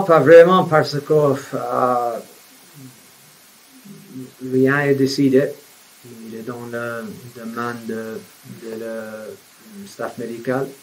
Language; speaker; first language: French; non-native, fluent; English